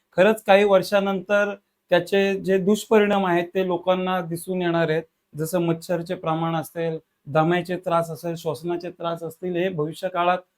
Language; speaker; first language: Marathi; native; Marathi